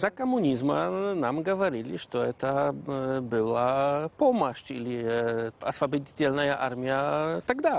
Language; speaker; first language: Ukrainian; non-native, learner; Polish